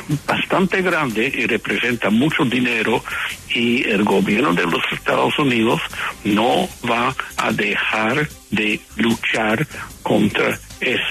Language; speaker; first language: Spanish; non-native, fluent; English